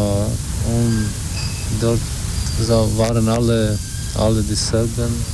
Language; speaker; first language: German; non-native, learner; Albanian